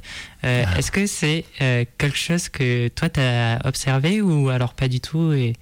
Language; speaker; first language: French; native; French